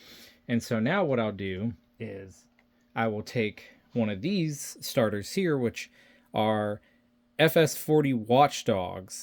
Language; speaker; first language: English; native; English